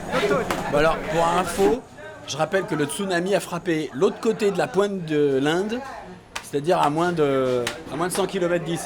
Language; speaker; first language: French; native; French